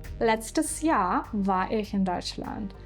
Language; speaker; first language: German; non-native, fluent; Ukrainian